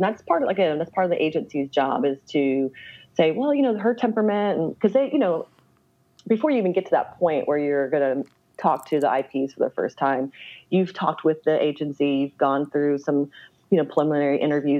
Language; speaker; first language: English; native; English